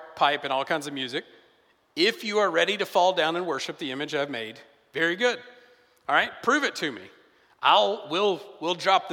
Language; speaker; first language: English; native; English